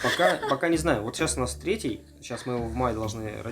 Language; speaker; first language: Russian; native; Russian